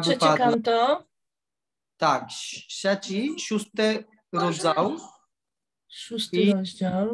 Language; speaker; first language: Polish; non-native, learner; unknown